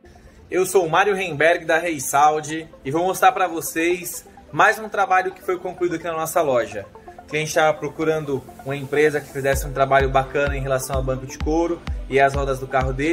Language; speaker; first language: Portuguese; native; Portuguese